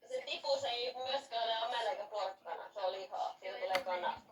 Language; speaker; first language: Finnish; native; Finnish